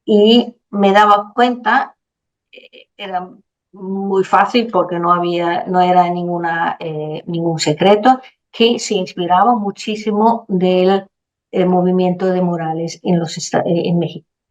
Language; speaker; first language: Spanish; non-native, fluent; Danish